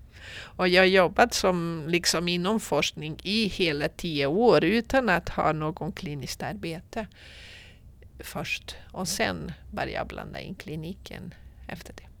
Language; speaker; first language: Swedish; non-native, fluent; Portuguese